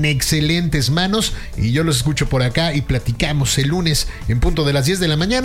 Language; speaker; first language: Spanish; native; Spanish